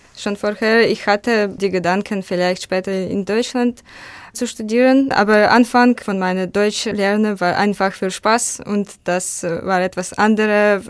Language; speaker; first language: German; non-native, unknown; Ukrainian